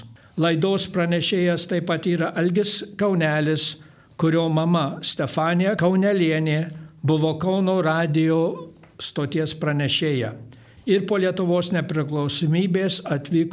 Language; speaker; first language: Lithuanian; early bilingual, heritage; Lithuanian